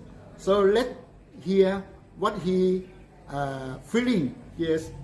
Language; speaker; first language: English; non-native, learner; Thai